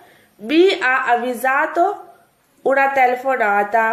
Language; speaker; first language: Italian; non-native, fluent; Urdu